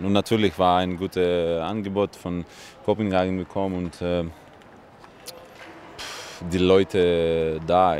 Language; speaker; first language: German; non-native, learner; Russian